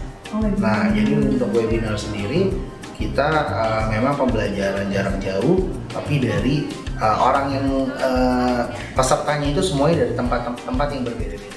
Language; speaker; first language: Indonesian; native; Indonesian